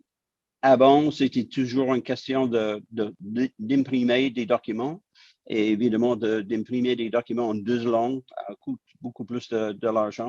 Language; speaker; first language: French; non-native, local second language; English